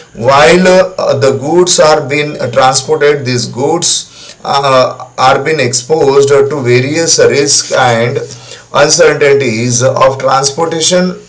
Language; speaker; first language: English; non-native, local second language; Marathi